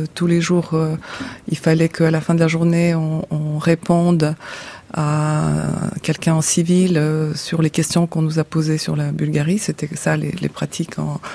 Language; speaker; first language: French; non-native, fluent; Bulgarian